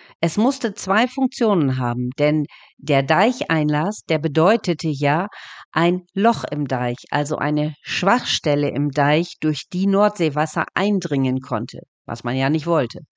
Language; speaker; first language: German; native; German